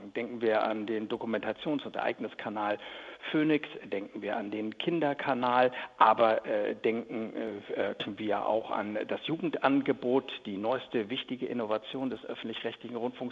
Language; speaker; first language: German; native; German